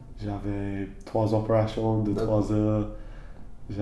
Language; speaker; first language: French; non-native, learner; English